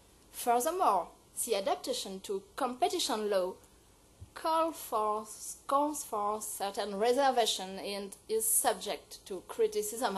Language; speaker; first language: English; non-native, fluent; French